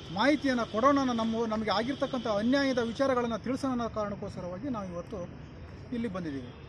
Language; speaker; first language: Kannada; native; Kannada